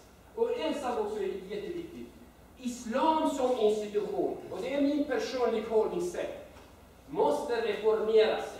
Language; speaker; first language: Swedish; non-native, fluent; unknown